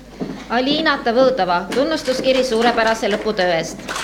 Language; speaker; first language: Estonian; native; Estonian